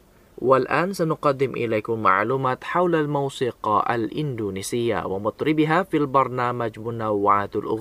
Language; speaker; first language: Arabic; non-native, fluent; Indonesian